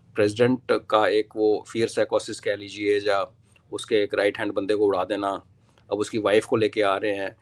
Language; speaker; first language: Hindi; non-native, local second language; Kashmiri